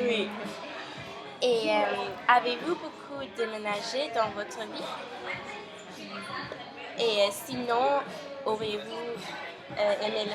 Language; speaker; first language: French; non-native, learner; English